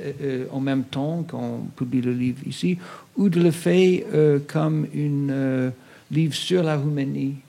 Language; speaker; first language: French; non-native, fluent; English